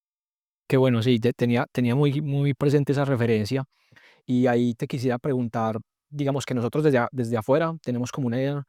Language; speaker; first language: Spanish; native; Spanish